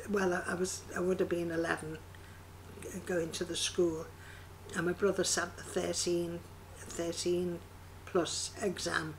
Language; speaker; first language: English; native; English